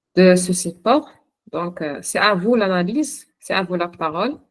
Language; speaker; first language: French; non-native, local second language; Arabic